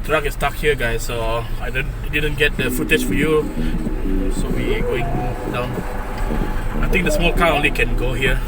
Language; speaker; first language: English; non-native, local second language; Malay